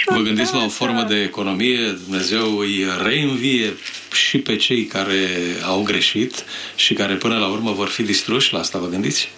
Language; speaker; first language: Romanian; native; Romanian